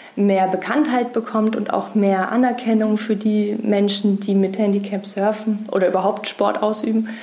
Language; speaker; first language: German; native; German